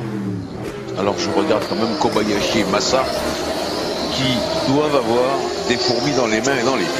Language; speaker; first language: French; native; French